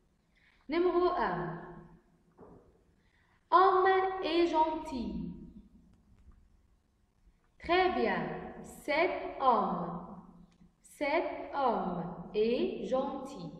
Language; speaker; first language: French; non-native, fluent; Arabic